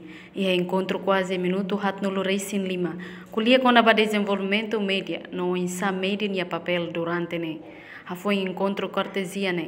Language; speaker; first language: Portuguese; non-native, local second language; Tetum